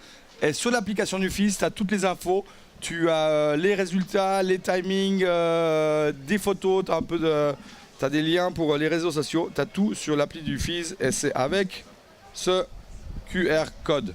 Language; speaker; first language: French; native; French